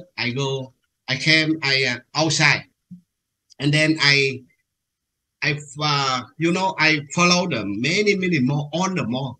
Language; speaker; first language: English; non-native, learner; Vietnamese